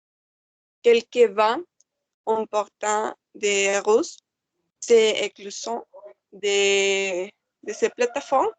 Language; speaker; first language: French; non-native, learner; Spanish